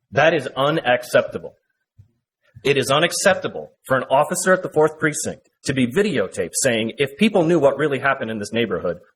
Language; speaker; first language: English; native; English